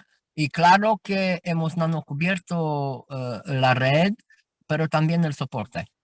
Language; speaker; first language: Spanish; non-native, fluent; Romanian